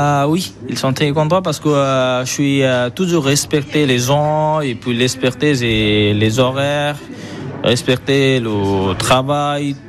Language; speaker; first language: French; non-native, learner; Bangla